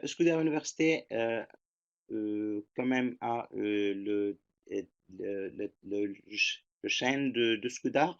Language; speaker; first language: French; non-native, fluent; Turkish